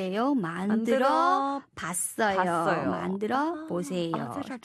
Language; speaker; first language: Korean; non-native, fluent; Chinese